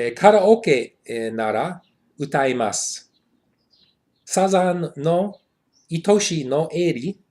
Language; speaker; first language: Japanese; non-native, learner; English